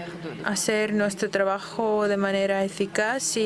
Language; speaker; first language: Spanish; non-native, fluent; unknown